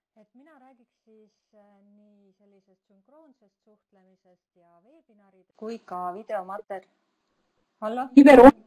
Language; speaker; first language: Estonian; native; Estonian